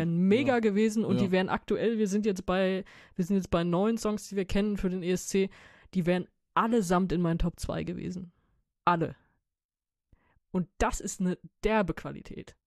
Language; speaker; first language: German; native; German